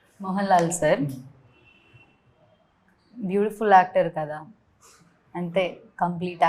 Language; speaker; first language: Telugu; non-native, learner; Malayalam